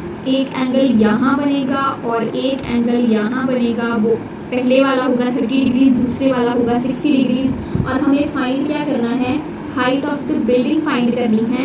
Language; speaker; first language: Hindi; native; Hindi